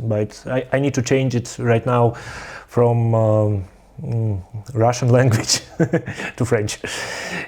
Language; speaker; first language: English; non-native, learner; Russian